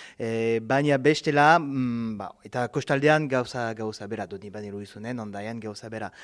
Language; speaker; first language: Basque; non-native, local second language; French